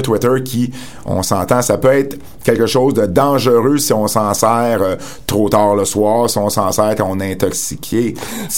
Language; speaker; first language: French; native; French